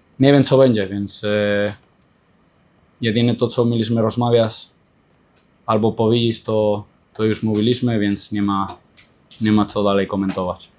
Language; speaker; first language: Polish; non-native, fluent; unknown